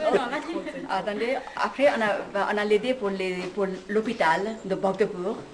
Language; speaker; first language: French; non-native, learner; Nepali